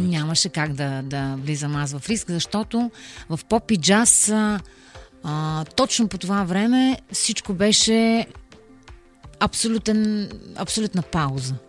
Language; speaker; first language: Bulgarian; native; Bulgarian